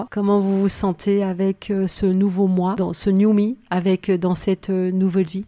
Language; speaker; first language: French; native; French